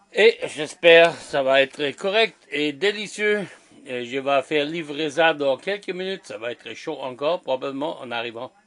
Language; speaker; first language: French; non-native, learner; German